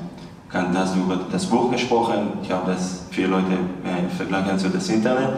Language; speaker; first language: German; non-native, fluent; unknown